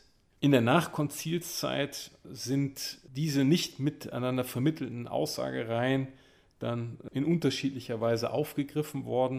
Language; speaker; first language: German; native; German